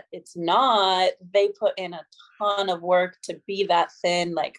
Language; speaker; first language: English; native; English